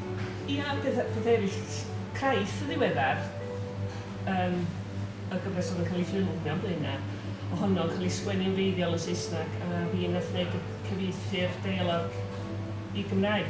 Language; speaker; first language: Welsh; native; Welsh